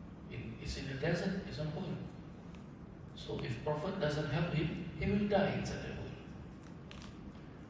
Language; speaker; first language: English; non-native, local second language; Malay